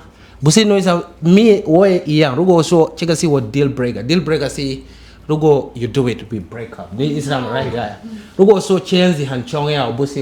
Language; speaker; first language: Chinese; non-native, learner; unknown